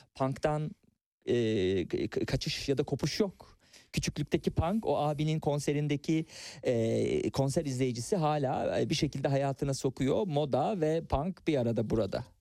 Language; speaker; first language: Turkish; native; Turkish